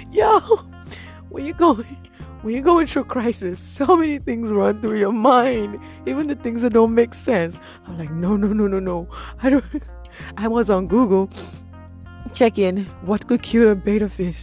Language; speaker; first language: English; non-native, local second language; Yoruba